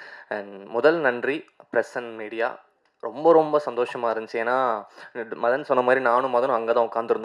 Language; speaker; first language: Tamil; native; Tamil